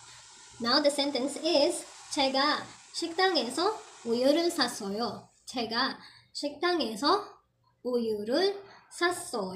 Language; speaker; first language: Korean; non-native, fluent; Filipino